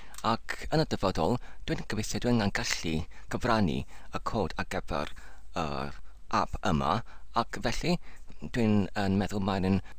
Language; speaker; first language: Welsh; non-native, learner; English